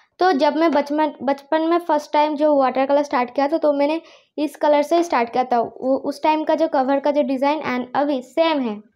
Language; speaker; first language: Hindi; non-native, local second language; Bangla